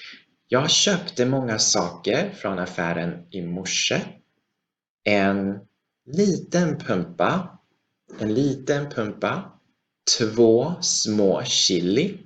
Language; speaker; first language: Swedish; non-native, fluent; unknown